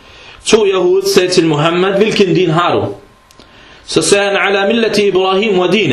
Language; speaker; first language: Danish; early bilingual, other home language; Arabic